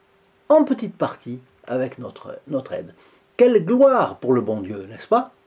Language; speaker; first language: French; native; French